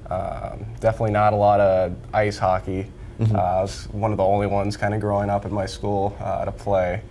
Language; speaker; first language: English; native; English